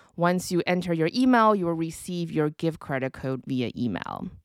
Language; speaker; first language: English; early bilingual, other home language; Chinese